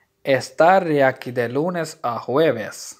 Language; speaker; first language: Spanish; non-native, fluent; Urdu